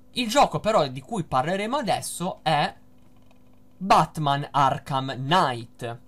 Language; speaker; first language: Italian; native; Italian